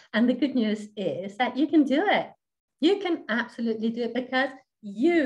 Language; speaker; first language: English; non-native, fluent; Danish